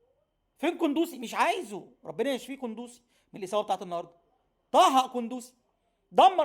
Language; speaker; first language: Arabic; native; Arabic